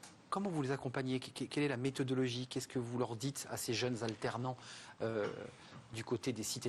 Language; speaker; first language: French; native; French